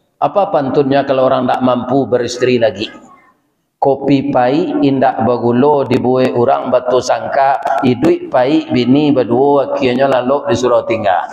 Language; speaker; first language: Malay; non-native, local second language; Minangkabau